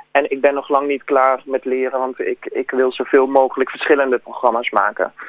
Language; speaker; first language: Dutch; native; Dutch